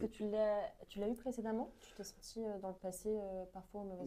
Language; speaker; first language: French; native; French